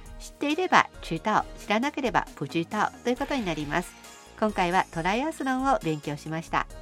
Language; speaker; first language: Japanese; native; Japanese